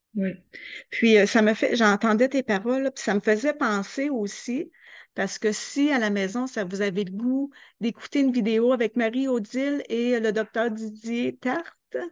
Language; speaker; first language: French; native; French